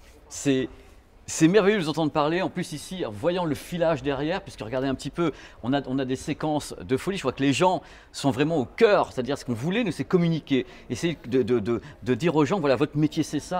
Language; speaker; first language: French; native; French